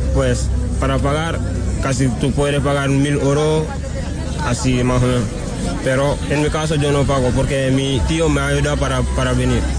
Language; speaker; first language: Spanish; non-native, learner; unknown